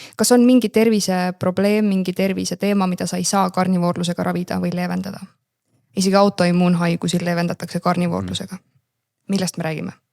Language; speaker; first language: Estonian; native; Estonian